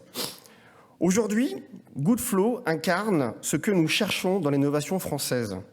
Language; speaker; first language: French; native; French